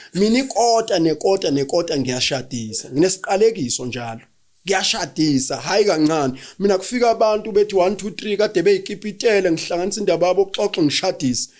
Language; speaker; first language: Zulu; native; Zulu